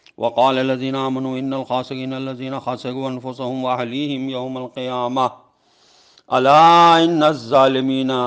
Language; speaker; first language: Arabic; non-native, fluent; Urdu